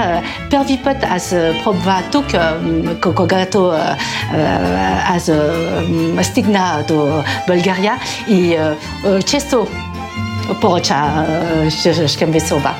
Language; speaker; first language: Bulgarian; non-native, learner; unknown